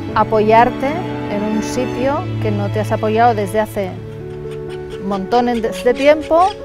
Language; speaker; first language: Spanish; native; Spanish